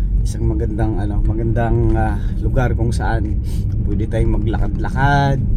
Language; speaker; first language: Filipino; native; Filipino